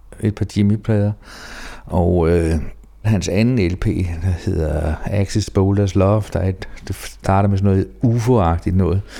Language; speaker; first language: Danish; native; Danish